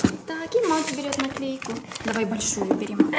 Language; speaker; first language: Russian; native; Russian